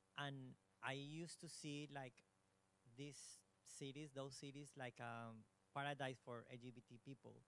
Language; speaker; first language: English; non-native, learner; Spanish